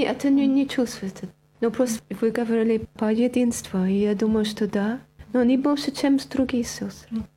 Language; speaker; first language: Russian; non-native, fluent; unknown